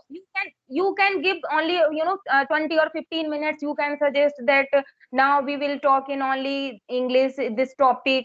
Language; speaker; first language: English; non-native, local second language; Hindi